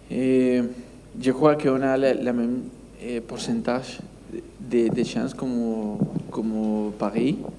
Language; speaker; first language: French; non-native, learner; Spanish